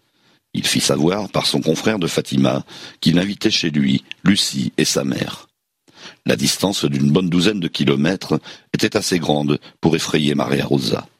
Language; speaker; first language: French; native; French